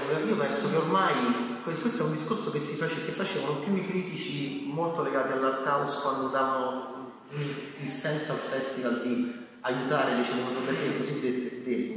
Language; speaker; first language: Italian; native; Italian